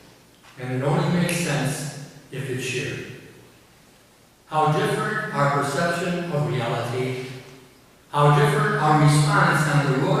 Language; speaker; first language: English; native; English